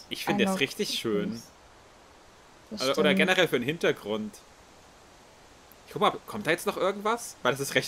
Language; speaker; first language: German; native; German